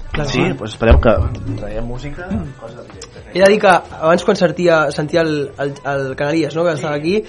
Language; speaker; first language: Catalan; native; Catalan